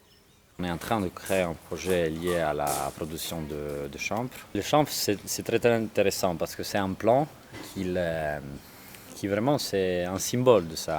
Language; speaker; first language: French; non-native, learner; Italian